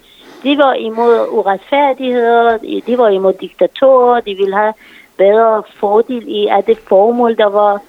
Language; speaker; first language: Danish; non-native, fluent; Persian